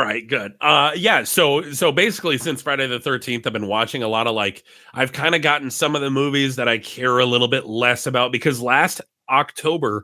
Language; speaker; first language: English; native; English